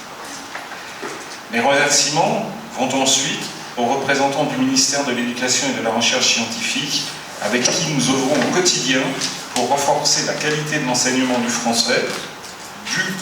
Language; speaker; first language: French; native; French